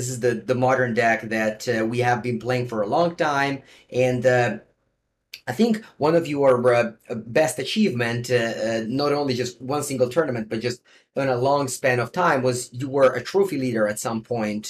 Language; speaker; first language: English; non-native, fluent; Italian